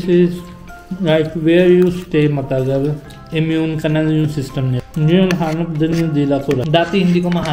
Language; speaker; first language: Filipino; non-native, learner; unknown